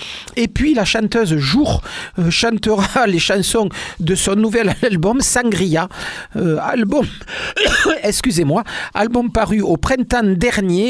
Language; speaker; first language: French; native; French